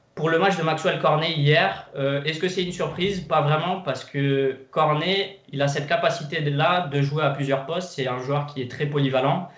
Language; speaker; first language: French; non-native, fluent; Portuguese